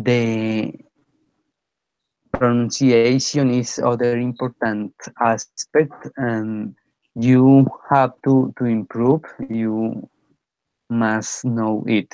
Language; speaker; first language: English; non-native, fluent; Spanish